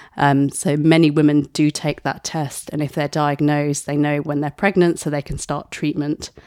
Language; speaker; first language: English; native; English